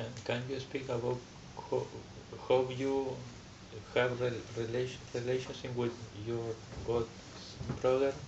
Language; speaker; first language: English; non-native, learner; German